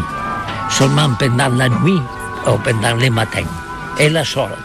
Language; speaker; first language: French; non-native, learner; Catalan